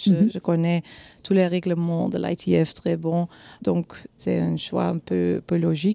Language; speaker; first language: French; non-native, local second language; Dutch